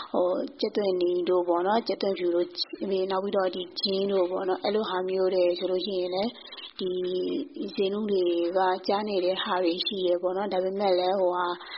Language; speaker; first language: Burmese; native; Burmese